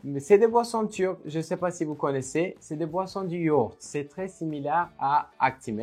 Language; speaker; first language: French; non-native, fluent; Turkish